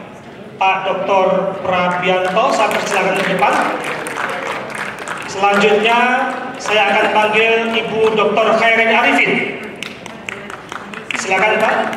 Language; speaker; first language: Indonesian; native; Indonesian